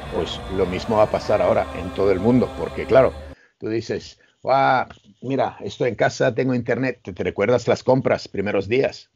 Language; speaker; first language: Spanish; non-native, fluent; Serbian